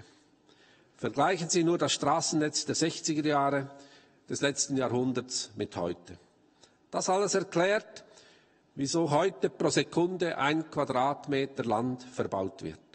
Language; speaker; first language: German; native; German